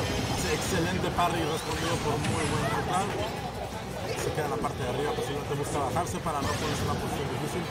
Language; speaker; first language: Spanish; native; Spanish